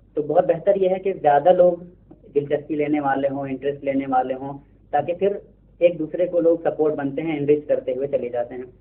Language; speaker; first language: Urdu; native; Urdu